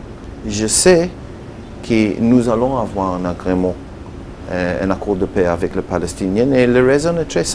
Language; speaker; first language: French; non-native, learner; Hebrew